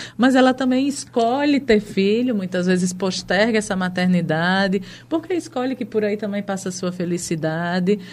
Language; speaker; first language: Portuguese; native; Portuguese